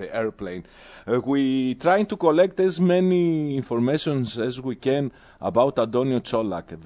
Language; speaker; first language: English; non-native, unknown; Greek